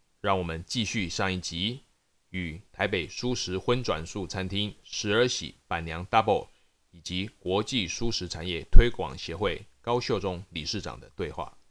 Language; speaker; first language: Chinese; native; Chinese